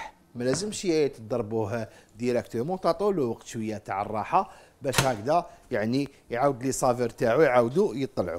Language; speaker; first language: Arabic; native; Arabic